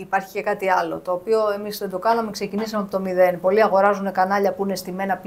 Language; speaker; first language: Greek; native; Greek